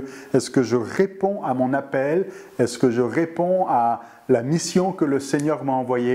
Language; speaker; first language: French; native; French